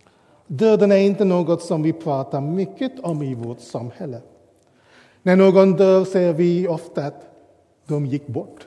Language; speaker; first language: Swedish; non-native, fluent; English